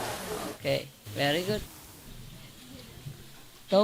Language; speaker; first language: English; non-native, fluent; Vietnamese